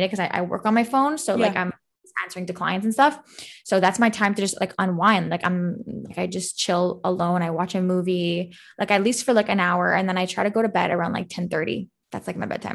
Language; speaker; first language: English; native; English